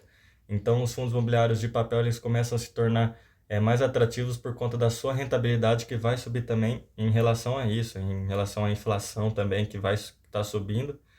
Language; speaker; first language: Portuguese; native; Portuguese